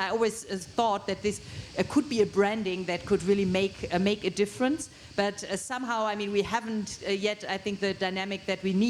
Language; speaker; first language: English; non-native, fluent; German